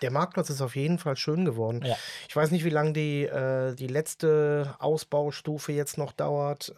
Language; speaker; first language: German; native; German